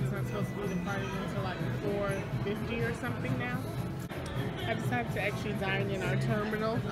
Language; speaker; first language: English; native; English